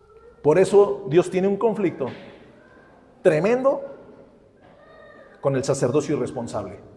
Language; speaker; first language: Spanish; native; Spanish